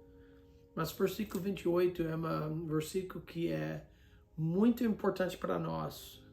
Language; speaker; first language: Portuguese; non-native, fluent; English